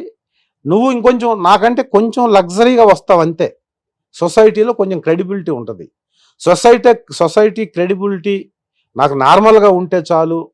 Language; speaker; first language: Telugu; native; Telugu